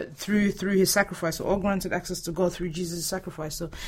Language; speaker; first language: English; non-native, local second language; Yoruba